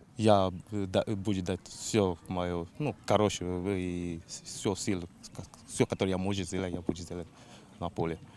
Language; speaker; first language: Russian; non-native, learner; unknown